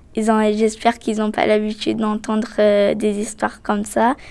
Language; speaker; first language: French; non-native, fluent; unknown